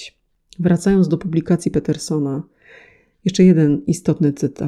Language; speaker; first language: Polish; native; Polish